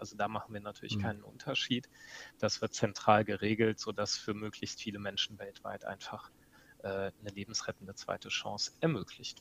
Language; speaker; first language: German; native; German